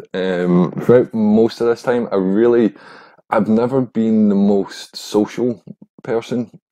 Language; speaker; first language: English; native; English